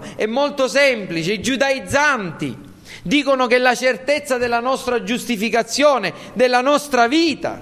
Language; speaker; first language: Italian; native; Italian